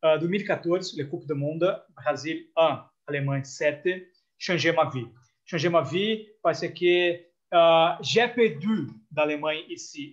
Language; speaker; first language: French; non-native, fluent; Portuguese